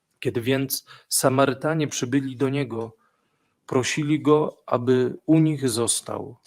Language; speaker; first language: Polish; native; Polish